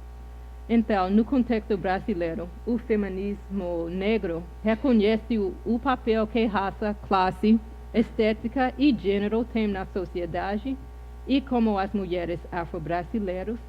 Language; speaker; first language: Portuguese; non-native, fluent; English